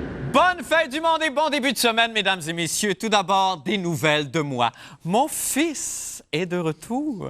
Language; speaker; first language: French; native; French